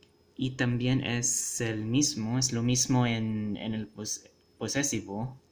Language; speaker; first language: Spanish; non-native, fluent; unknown